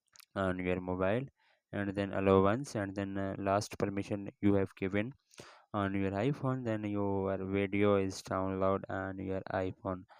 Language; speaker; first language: English; non-native, local second language; Urdu